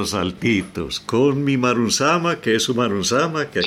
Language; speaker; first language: Spanish; native; Spanish